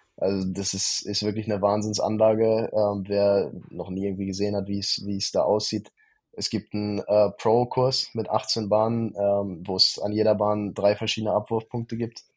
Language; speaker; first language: German; native; German